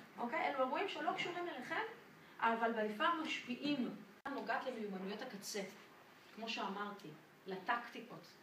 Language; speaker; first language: Hebrew; non-native, fluent; French